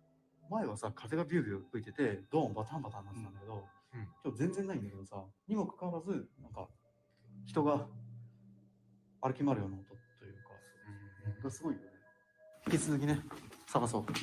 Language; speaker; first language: Japanese; native; Japanese